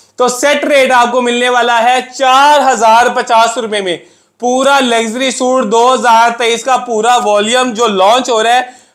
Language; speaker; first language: Urdu; non-native, local second language; Punjabi